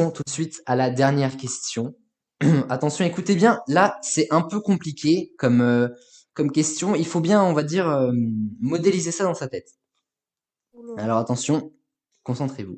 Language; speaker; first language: French; native; French